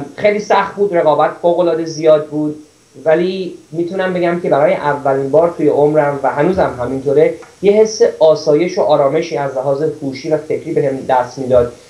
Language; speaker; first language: Persian; early bilingual, heritage; Persian